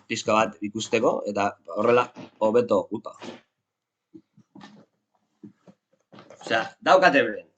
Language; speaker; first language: Basque; non-native, local second language; Spanish